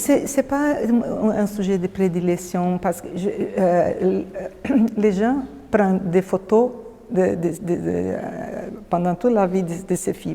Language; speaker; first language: French; non-native, fluent; Portuguese